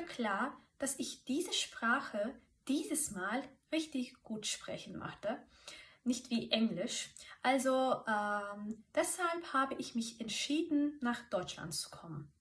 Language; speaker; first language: German; non-native, fluent; Turkish